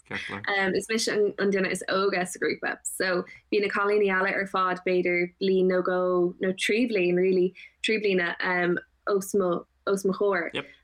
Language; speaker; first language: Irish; non-native, local second language; English